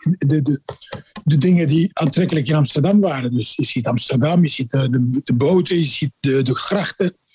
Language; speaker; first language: Dutch; non-native, fluent; Arabic